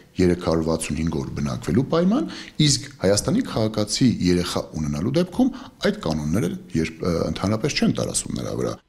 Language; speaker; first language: Armenian; native; Armenian